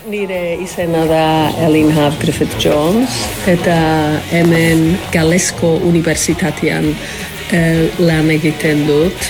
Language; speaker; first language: Basque; non-native, learner; Welsh